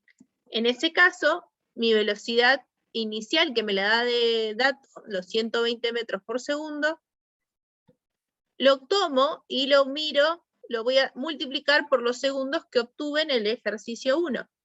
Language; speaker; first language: Spanish; native; Spanish